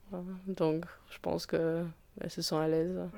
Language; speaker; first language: French; non-native, fluent; Polish